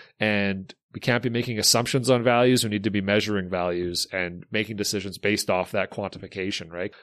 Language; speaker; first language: English; native; English